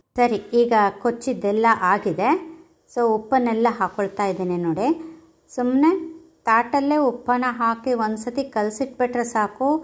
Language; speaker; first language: Kannada; non-native, local second language; Konkani